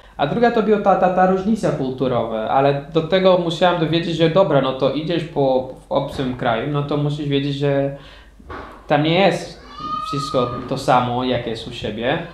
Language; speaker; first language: Polish; non-native, fluent; Portuguese